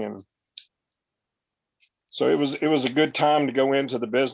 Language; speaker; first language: English; native; English